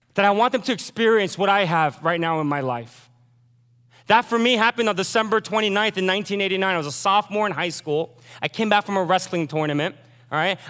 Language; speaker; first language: English; early bilingual, other home language; Korean